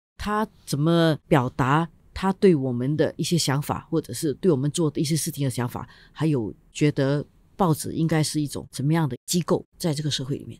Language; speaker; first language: Chinese; native; Chinese